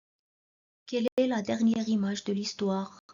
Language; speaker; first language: French; non-native, local second language; Arabic